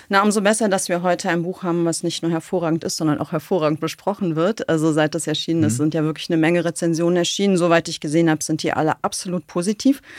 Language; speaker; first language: German; native; German